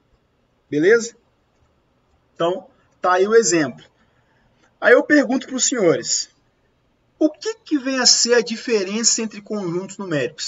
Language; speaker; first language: Portuguese; native; Portuguese